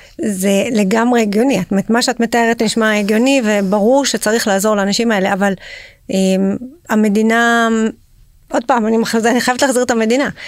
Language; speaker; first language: Hebrew; native; Hebrew